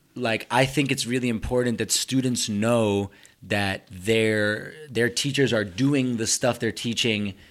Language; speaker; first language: English; early bilingual, other home language; Spanish